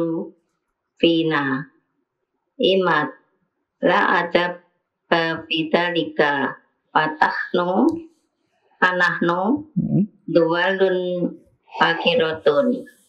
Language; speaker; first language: Arabic; non-native, learner; Indonesian